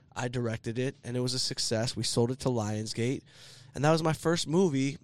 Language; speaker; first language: English; native; English